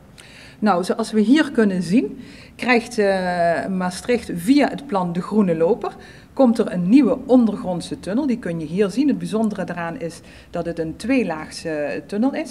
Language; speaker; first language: Dutch; native; Dutch